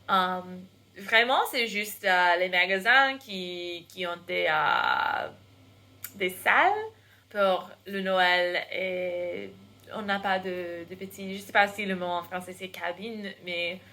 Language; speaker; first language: French; non-native, fluent; English